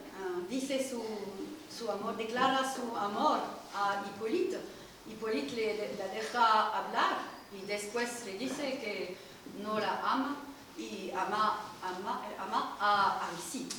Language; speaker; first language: Spanish; non-native, learner; French